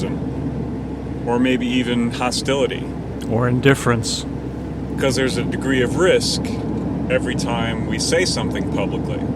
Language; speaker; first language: English; native; English